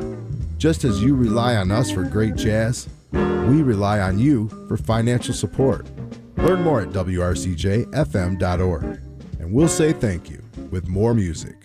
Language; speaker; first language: English; native; English